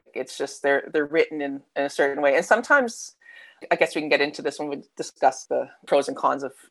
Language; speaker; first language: English; native; English